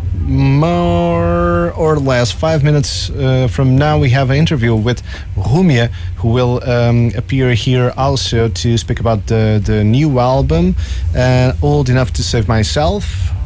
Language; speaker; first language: English; non-native, fluent; Portuguese